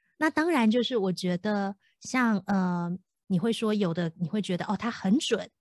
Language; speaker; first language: Chinese; native; Chinese